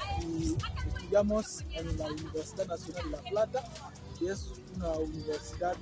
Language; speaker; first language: Spanish; non-native, fluent; French